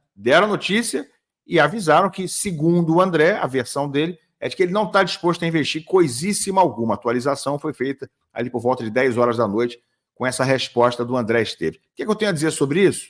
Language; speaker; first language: Portuguese; native; Portuguese